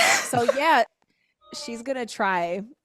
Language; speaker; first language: English; native; English